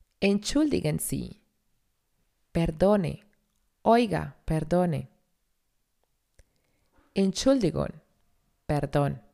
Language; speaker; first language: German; non-native, fluent; Spanish